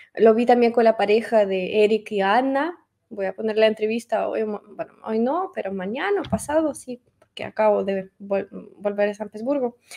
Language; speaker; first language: Spanish; non-native, fluent; Russian